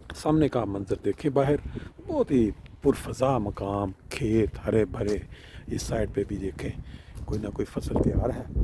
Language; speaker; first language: Urdu; non-native, local second language; Punjabi